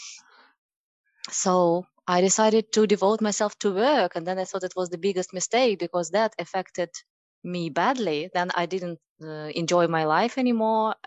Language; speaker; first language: English; non-native, fluent; Russian